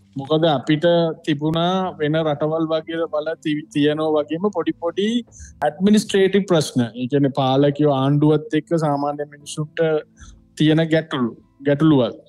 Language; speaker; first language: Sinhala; non-native, local second language; Tamil